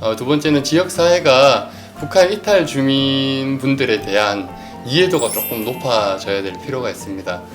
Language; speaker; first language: Korean; native; Korean